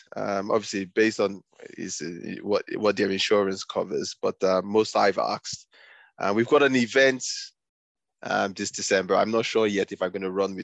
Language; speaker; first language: English; non-native, local second language; Yoruba